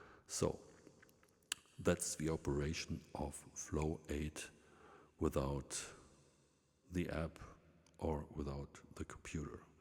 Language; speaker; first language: English; non-native, fluent; German